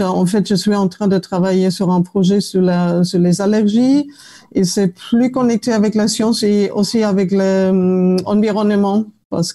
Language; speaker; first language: French; non-native, fluent; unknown